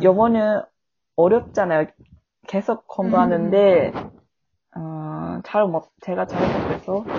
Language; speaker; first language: Korean; non-native, learner; Japanese